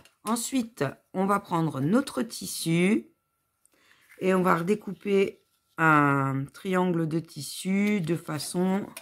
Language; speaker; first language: French; native; French